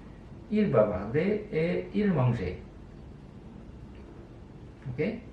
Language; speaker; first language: French; non-native, fluent; Indonesian